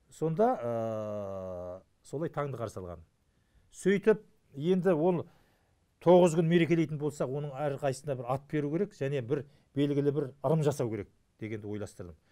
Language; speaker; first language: Kazakh; native; Kazakh